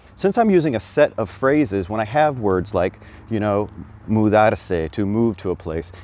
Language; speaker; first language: English; native; English